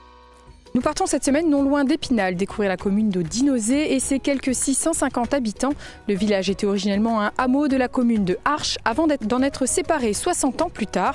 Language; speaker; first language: French; native; French